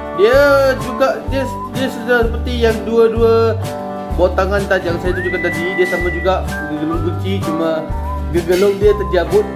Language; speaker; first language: Malay; non-native, local second language; Chinese